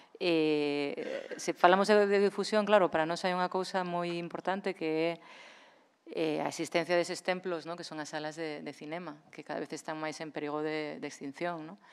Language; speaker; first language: Galician; non-native, local second language; Spanish